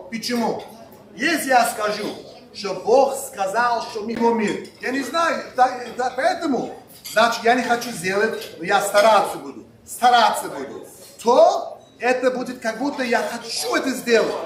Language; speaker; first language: Russian; non-native, local second language; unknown